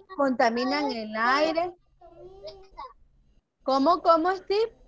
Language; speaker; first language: Spanish; native; Spanish